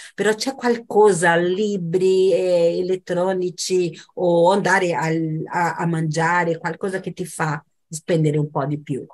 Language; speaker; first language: Italian; non-native, fluent; Portuguese